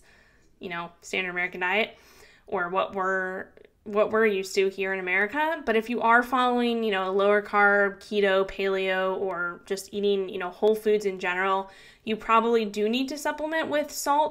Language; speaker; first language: English; native; English